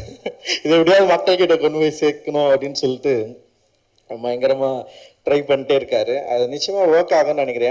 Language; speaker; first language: Tamil; native; Tamil